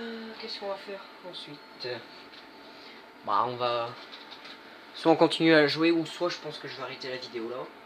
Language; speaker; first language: French; native; French